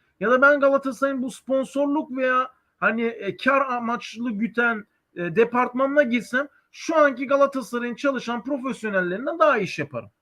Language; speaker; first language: Turkish; native; Turkish